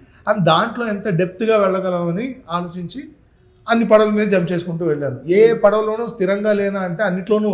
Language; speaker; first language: Telugu; native; Telugu